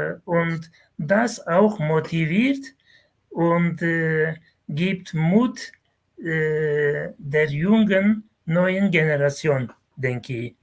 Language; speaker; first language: German; non-native, fluent; Kurdish